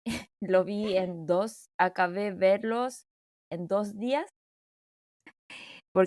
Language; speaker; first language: Spanish; non-native, fluent; Korean